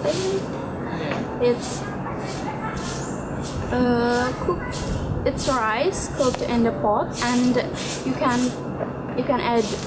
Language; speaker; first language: English; non-native, learner; Indonesian